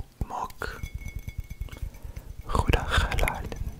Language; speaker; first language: Dutch; non-native, learner; English